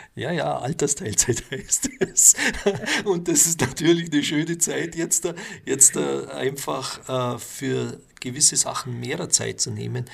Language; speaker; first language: German; native; German